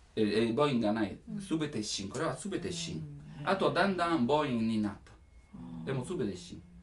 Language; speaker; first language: Japanese; non-native, learner; Italian